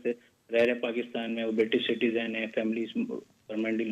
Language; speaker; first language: Urdu; native; Urdu